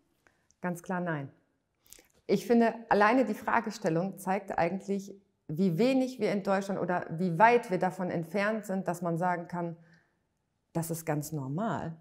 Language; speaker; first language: German; native; German